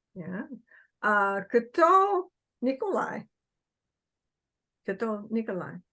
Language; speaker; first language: Russian; non-native, fluent; English